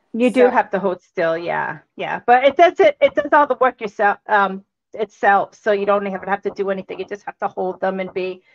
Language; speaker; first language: English; native; English